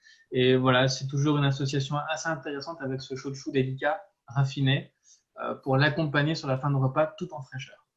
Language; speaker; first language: French; native; French